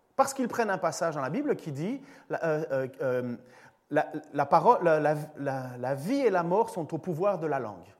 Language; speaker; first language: French; native; French